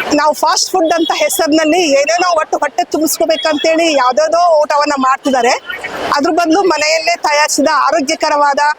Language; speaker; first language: Kannada; native; Kannada